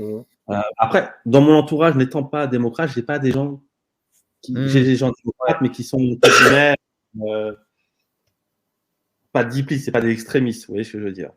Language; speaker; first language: French; native; French